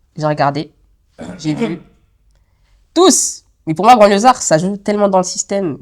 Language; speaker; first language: French; early bilingual, other home language; Lingala